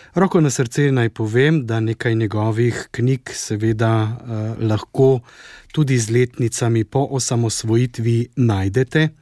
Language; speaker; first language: Slovenian; native; Slovenian